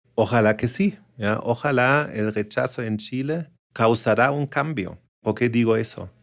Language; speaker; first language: Spanish; non-native, fluent; German